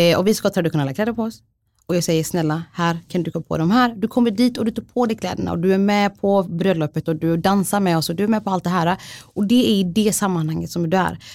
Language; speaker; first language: Swedish; early bilingual, other home language; Somali